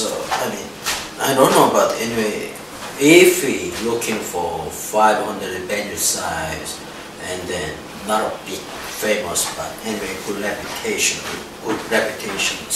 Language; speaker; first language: English; non-native, learner; Korean